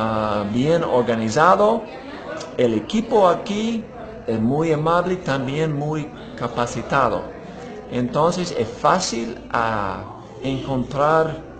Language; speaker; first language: Spanish; non-native, fluent; English